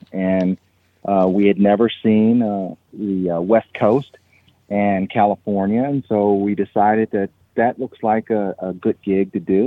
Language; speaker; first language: English; native; English